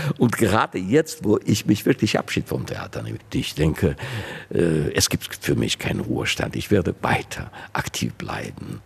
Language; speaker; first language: German; non-native, fluent; Georgian